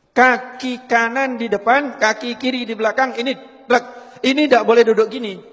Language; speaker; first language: Indonesian; native; Indonesian